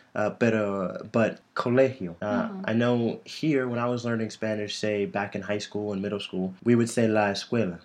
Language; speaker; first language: Spanish; non-native, fluent; English